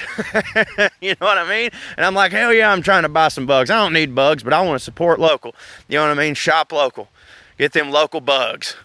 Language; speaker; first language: English; native; English